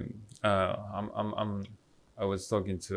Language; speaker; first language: English; non-native, learner; Japanese